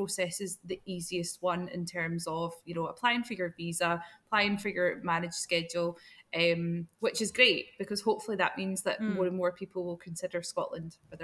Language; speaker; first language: English; native; English